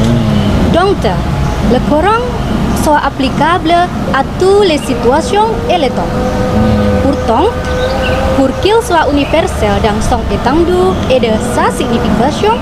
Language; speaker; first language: French; non-native, fluent; Indonesian